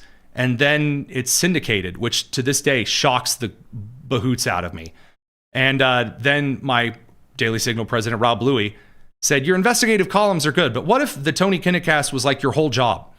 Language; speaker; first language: English; native; English